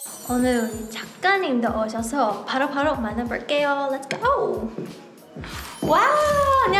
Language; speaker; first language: Korean; non-native, learner; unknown